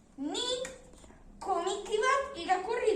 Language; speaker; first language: Basque; non-native, local second language; Spanish